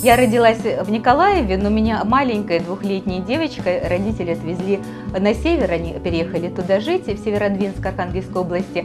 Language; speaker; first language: Russian; native; Russian